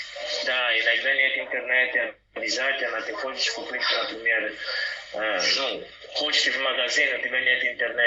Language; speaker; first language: Russian; non-native, learner; Portuguese